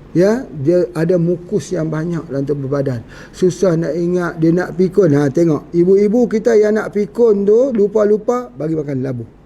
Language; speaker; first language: Malay; native; Malay